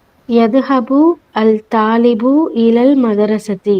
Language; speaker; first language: Arabic; non-native, learner; Tamil